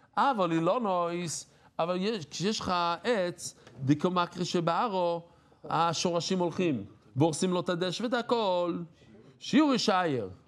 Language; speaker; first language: Hebrew; non-native, fluent; English